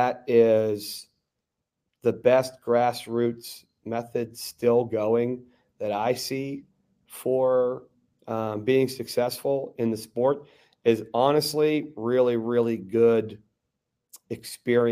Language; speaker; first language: English; native; English